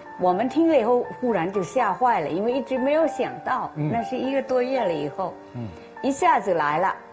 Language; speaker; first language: Chinese; early bilingual, other home language; Thai